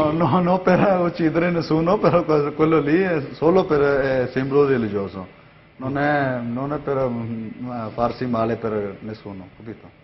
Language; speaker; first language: Italian; non-native, learner; Punjabi